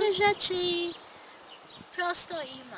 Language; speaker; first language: Polish; non-native, fluent; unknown